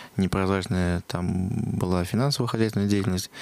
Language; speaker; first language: Russian; native; Russian